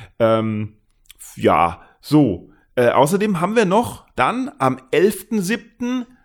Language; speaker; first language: German; native; German